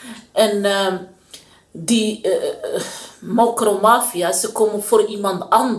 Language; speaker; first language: Dutch; non-native, learner; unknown